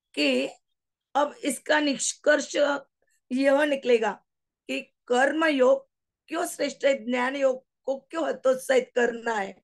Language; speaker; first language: Hindi; non-native, local second language; Marathi